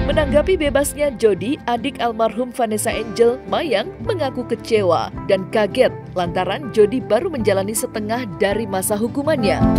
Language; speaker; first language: Indonesian; native; Indonesian